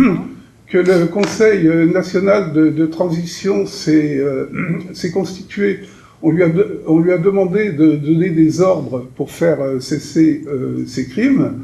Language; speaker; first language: French; native; French